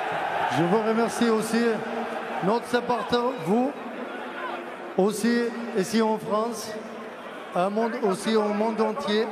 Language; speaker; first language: French; non-native, learner; Arabic